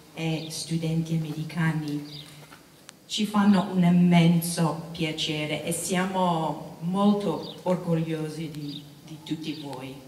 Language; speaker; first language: Italian; non-native, fluent; English